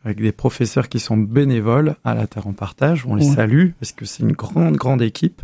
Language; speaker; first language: French; native; French